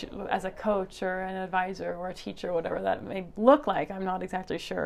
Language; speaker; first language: English; native; English